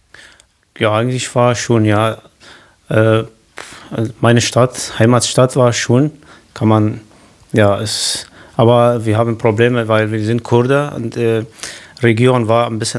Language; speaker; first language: German; non-native, learner; Kurdish